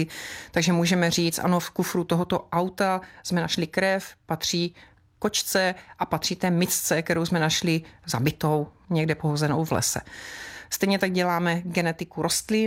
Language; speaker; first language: Czech; native; Czech